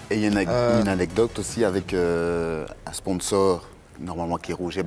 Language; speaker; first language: French; native; French